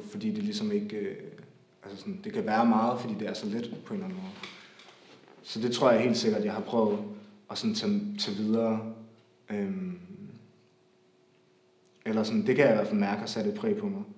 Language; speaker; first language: Danish; native; Danish